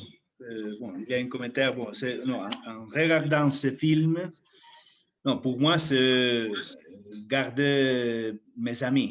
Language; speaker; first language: French; non-native, fluent; Spanish